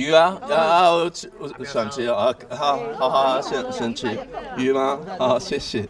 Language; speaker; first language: Chinese; non-native, learner; Japanese